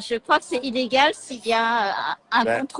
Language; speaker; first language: French; early bilingual, other home language; Vietnamese